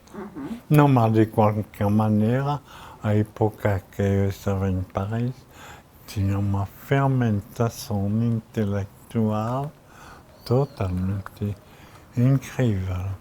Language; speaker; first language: Portuguese; non-native, fluent; French